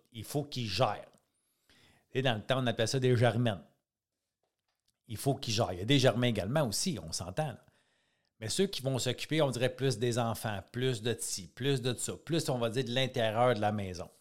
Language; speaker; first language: French; native; French